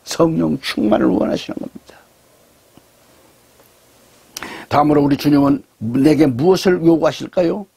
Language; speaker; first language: Korean; native; Korean